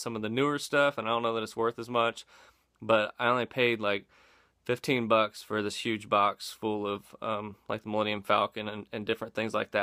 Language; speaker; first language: English; native; English